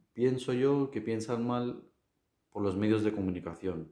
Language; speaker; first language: Spanish; non-native, fluent; Arabic